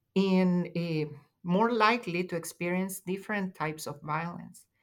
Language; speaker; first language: English; non-native, fluent; Spanish